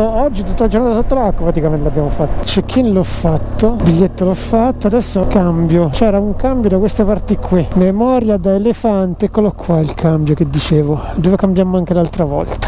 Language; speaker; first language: Italian; native; Italian